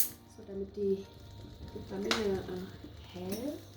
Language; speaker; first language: German; non-native, fluent; Javanese